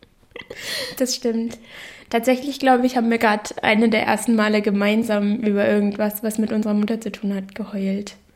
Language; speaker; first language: German; non-native, local second language; Danish